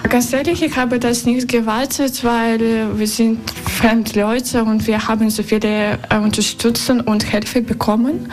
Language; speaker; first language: German; non-native, learner; Russian